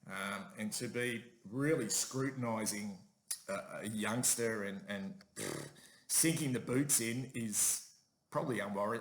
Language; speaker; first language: English; native; English